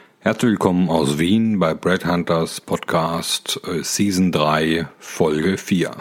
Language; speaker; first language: German; native; German